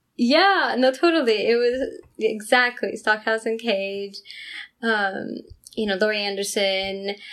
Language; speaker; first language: English; non-native, fluent; Italian